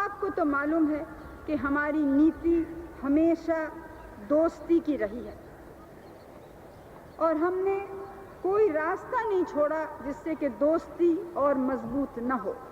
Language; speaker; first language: Hindi; native; Hindi